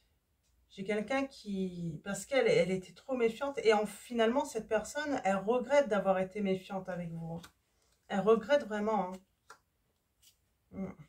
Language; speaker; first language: French; native; French